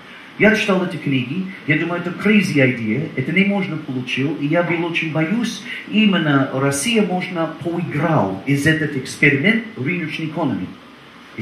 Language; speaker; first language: Russian; non-native, learner; English